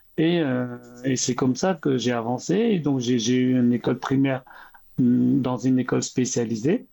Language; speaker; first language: French; early bilingual, other home language; Khmer